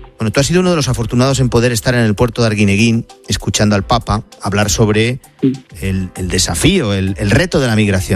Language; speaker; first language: Spanish; native; Spanish